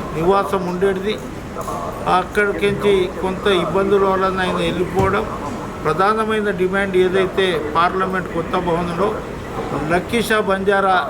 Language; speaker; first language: Telugu; non-native, local second language; Lambadi